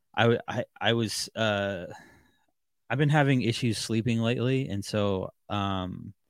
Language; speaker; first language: English; native; English